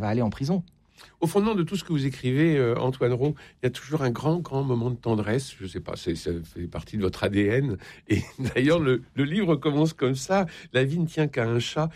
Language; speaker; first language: French; native; French